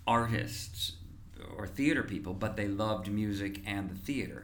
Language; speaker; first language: English; native; English